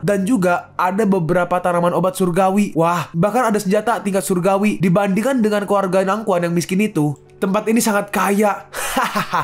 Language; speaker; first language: Indonesian; native; Indonesian